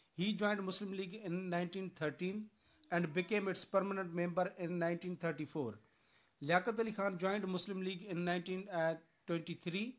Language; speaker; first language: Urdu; non-native, local second language; Sindhi